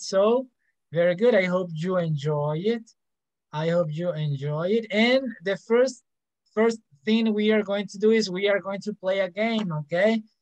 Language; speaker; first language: English; non-native, fluent; Spanish